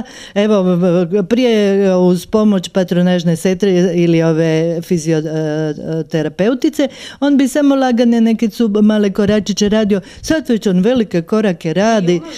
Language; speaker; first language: Croatian; native; Croatian